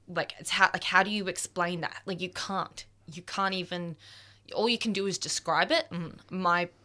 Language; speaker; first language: English; native; English